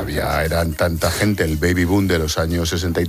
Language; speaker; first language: Spanish; native; Spanish